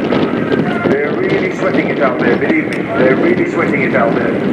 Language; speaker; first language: English; non-native, fluent; Arabic